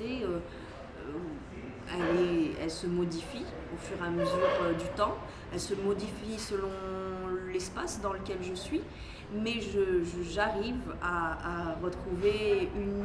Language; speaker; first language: French; native; French